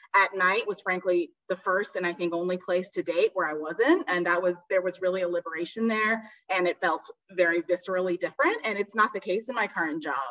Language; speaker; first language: English; native; English